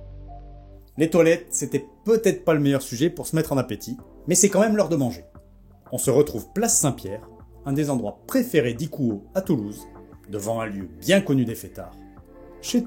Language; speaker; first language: French; native; French